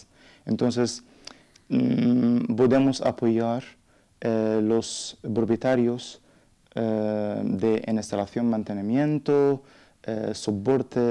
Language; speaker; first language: Spanish; non-native, learner; Arabic